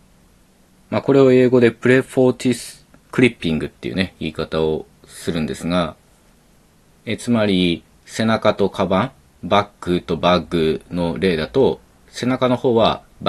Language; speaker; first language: Japanese; native; Japanese